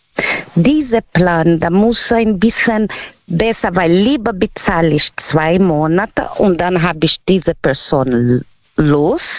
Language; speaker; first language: German; non-native, learner; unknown